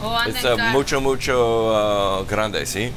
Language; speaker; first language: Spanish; non-native, learner; English